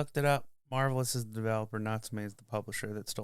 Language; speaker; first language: English; native; English